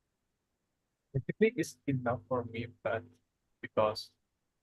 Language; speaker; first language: English; non-native, learner; Indonesian